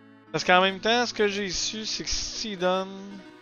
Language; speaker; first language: French; native; French